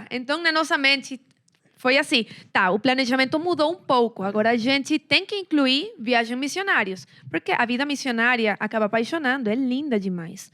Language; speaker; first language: Portuguese; non-native, fluent; Spanish